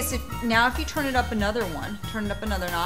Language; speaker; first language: English; native; English